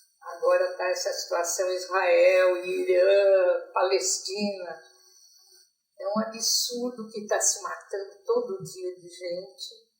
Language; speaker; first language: Portuguese; native; Portuguese